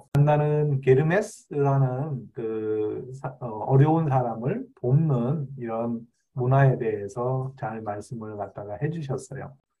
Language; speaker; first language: Korean; native; Korean